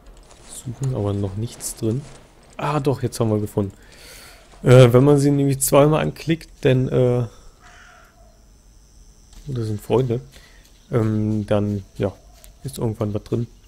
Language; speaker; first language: German; native; German